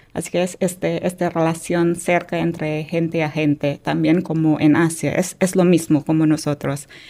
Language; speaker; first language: Spanish; non-native, fluent; Indonesian